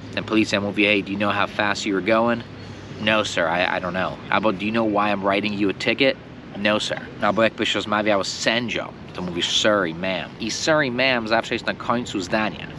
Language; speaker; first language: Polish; non-native, fluent; English